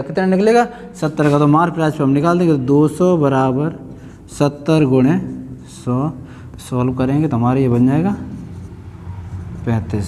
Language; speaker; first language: Hindi; native; Hindi